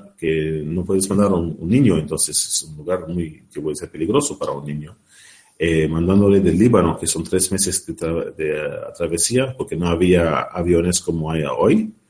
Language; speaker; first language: Spanish; non-native, learner; Arabic